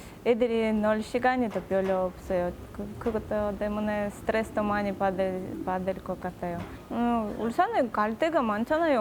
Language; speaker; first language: Korean; non-native, fluent; Russian